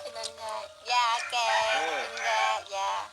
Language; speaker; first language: Indonesian; non-native, learner; Vietnamese